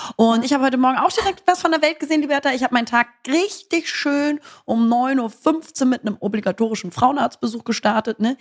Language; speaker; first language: German; native; German